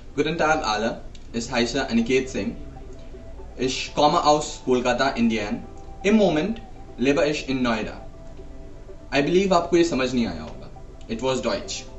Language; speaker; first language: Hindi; native; Hindi